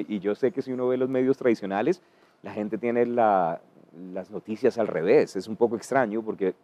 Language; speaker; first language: Spanish; native; Spanish